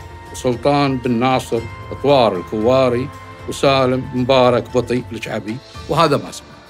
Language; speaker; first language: Arabic; native; Arabic